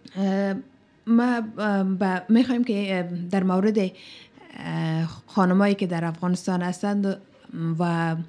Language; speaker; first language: French; non-native, learner; Persian